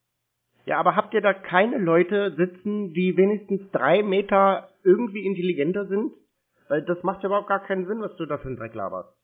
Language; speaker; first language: German; native; German